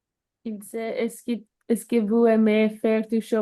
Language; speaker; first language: French; non-native, learner; English